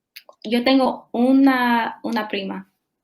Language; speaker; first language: Spanish; non-native, learner; English